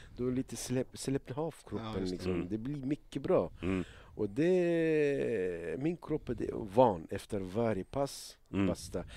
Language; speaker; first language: Swedish; non-native, learner; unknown